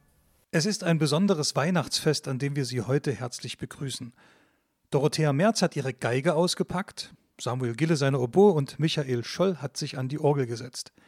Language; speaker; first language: German; native; German